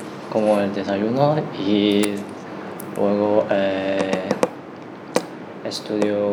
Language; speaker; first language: Spanish; non-native, learner; Chinese